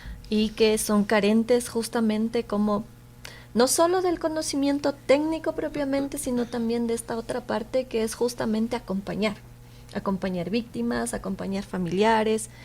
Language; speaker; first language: Spanish; native; Spanish